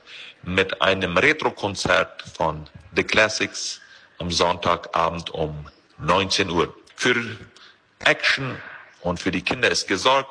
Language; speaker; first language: German; early bilingual, heritage; German